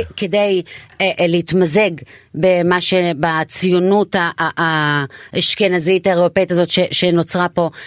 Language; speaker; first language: Hebrew; non-native, local second language; Arabic